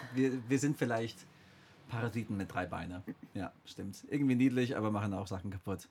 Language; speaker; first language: German; non-native, fluent; English